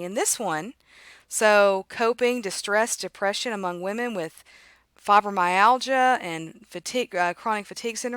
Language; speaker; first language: English; native; English